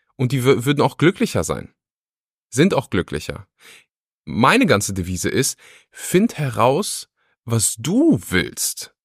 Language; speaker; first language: German; early bilingual, other home language; Russian